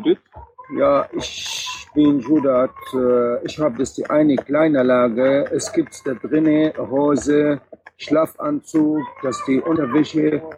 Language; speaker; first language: German; non-native, learner; Arabic